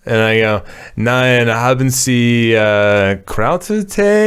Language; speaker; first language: German; non-native, learner; English